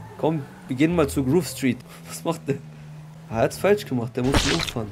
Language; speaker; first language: German; early bilingual, other home language; Kurdish